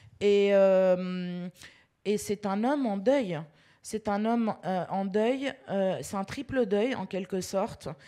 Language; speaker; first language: French; early bilingual, other home language; Arabic